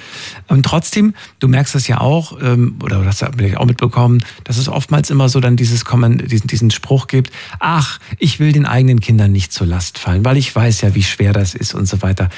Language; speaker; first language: German; native; German